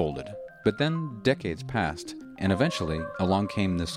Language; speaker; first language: English; native; English